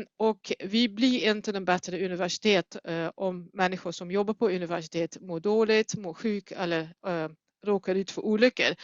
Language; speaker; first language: Swedish; non-native, fluent; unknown